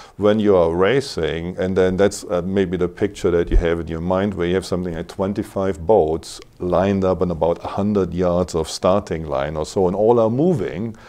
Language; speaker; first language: English; non-native, fluent; German